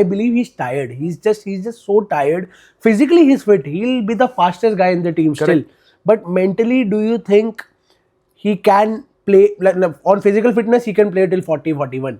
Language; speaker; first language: English; non-native, local second language; Hindi